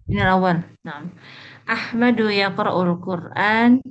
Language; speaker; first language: Arabic; non-native, learner; Indonesian